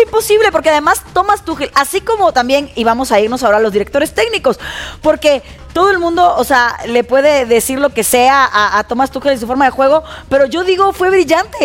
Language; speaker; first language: Spanish; native; Spanish